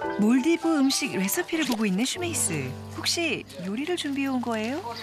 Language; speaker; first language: Korean; native; Korean